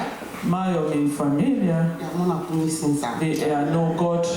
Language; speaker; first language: Danish; non-native, learner; French